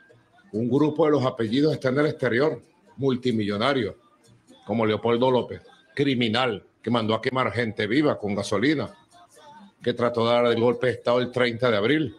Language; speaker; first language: Spanish; native; Spanish